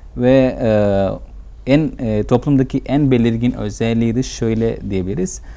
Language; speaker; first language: Turkish; non-native, fluent; Malayalam